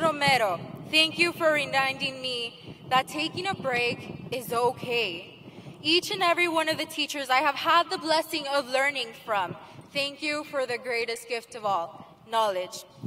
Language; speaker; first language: English; early bilingual, other home language; Spanish